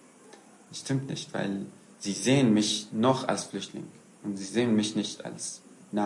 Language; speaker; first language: German; non-native, fluent; Arabic